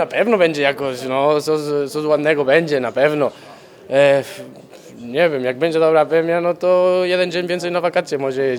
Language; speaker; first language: Polish; non-native, fluent; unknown